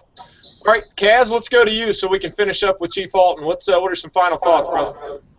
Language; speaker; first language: English; native; English